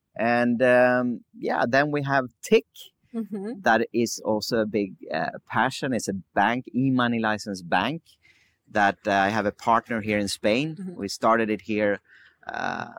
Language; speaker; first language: English; early bilingual, other home language; Swedish